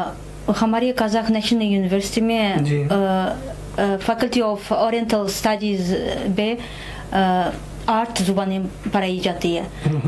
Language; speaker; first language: Hindi; non-native, fluent; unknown